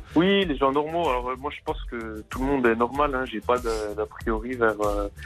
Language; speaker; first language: French; native; French